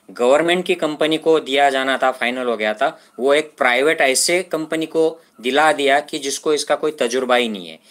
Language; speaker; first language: Hindi; non-native, local second language; Marathi